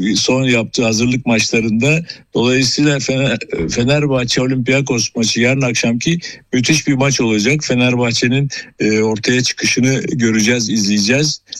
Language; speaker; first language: Turkish; native; Turkish